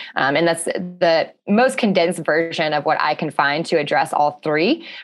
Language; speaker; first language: English; native; English